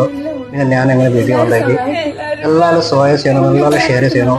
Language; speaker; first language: Malayalam; non-native, learner; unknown